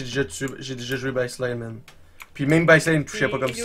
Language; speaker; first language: French; native; French